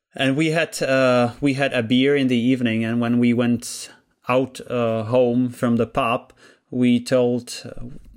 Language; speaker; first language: English; non-native, fluent; Czech